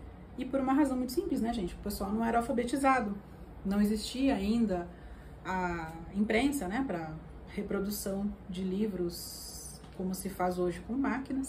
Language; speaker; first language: Portuguese; native; Portuguese